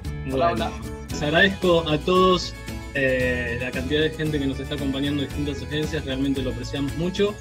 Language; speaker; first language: Spanish; native; Spanish